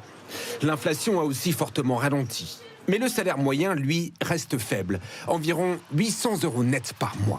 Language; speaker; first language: French; native; French